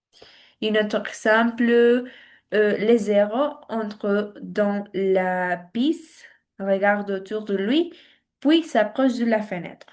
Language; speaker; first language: French; non-native, learner; Spanish